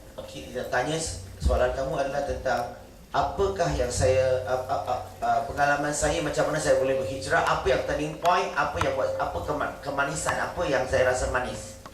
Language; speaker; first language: Malay; non-native, local second language; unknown